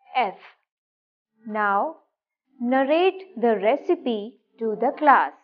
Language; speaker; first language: English; non-native, local second language; Gujarati